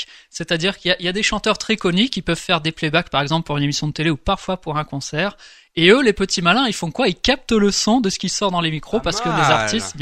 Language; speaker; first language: French; native; French